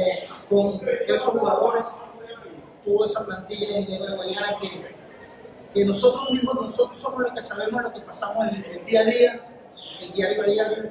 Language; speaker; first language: Spanish; native; Spanish